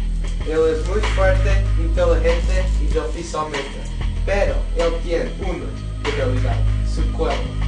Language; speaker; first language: Spanish; non-native, learner; English